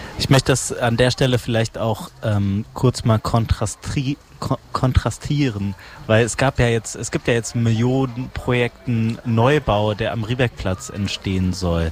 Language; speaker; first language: German; native; German